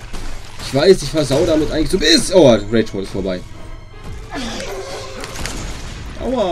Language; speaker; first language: German; native; German